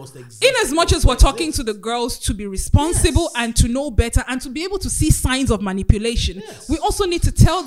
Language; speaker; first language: English; non-native, local second language; Yoruba